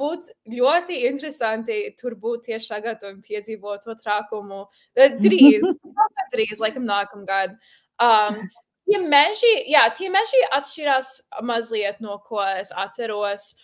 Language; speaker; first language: Latvian; early bilingual, heritage; Latvian